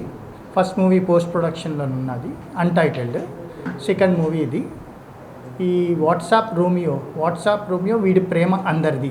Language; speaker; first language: Telugu; native; Telugu